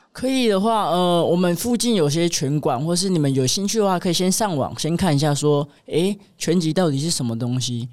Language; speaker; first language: Chinese; native; Chinese